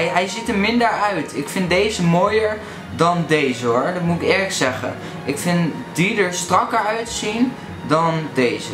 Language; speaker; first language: Dutch; native; Dutch